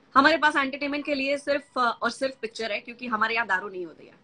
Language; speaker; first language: Hindi; non-native, local second language; Gujarati